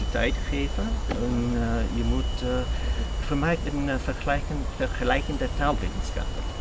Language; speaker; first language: Dutch; non-native, learner; English